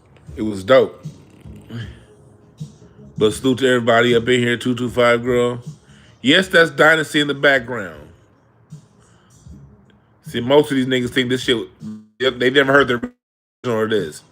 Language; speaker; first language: English; native; English